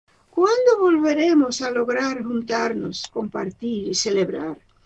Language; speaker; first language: Spanish; early bilingual, heritage; Spanish